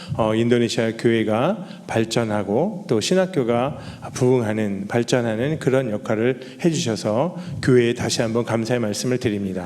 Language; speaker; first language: Korean; native; Korean